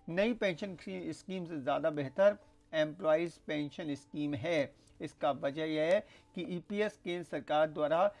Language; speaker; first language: Hindi; native; Hindi